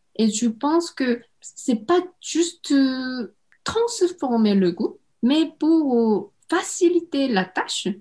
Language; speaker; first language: French; non-native, fluent; Korean